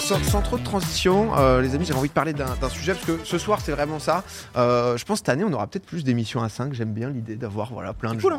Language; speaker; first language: French; native; French